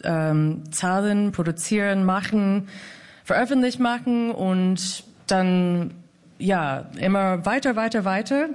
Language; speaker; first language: German; non-native, fluent; English